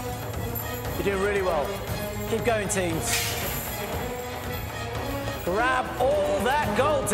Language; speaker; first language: English; native; English